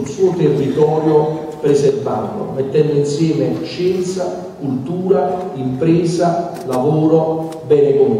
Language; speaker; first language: Italian; native; Italian